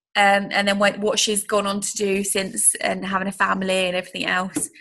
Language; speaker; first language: English; native; English